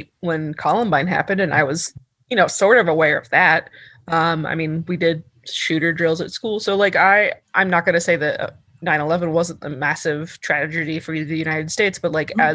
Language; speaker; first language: English; native; English